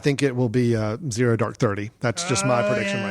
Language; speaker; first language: English; native; English